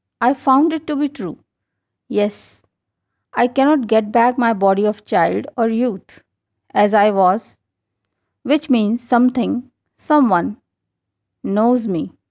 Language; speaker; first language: English; non-native, local second language; Hindi